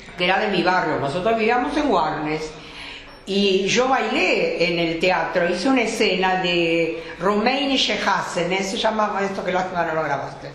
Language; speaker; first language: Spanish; early bilingual, other home language; Yiddish